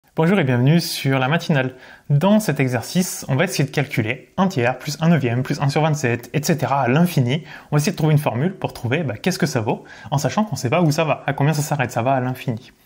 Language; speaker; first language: French; native; French